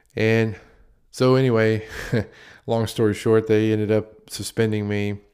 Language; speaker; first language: English; native; English